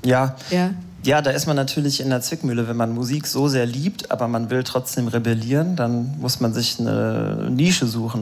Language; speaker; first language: German; native; German